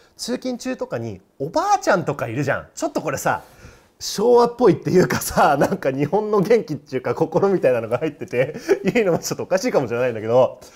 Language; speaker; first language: Japanese; non-native, fluent; English